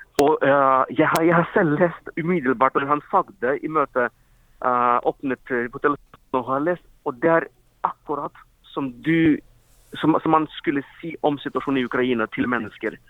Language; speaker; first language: Norwegian; non-native, fluent; Ukrainian